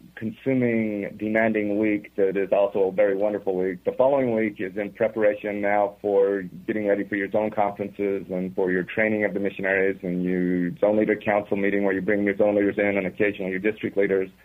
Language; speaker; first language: English; native; English